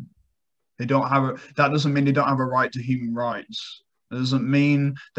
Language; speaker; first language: English; native; English